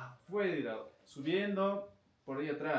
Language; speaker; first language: Spanish; native; Spanish